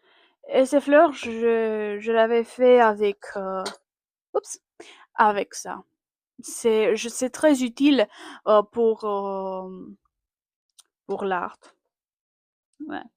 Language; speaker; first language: French; non-native, learner; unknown